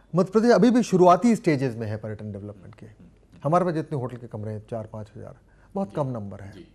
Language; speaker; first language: Hindi; native; Hindi